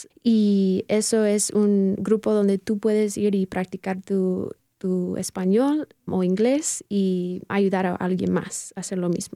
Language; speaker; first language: Spanish; non-native, fluent; English